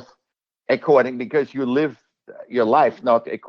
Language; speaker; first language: English; non-native, fluent; German